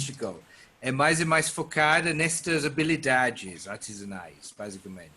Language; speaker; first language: Portuguese; non-native, learner; English